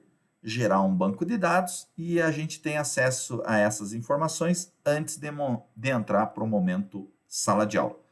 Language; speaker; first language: Portuguese; native; Portuguese